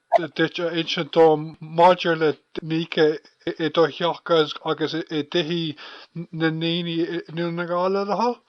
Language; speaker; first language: Irish; non-native, local second language; English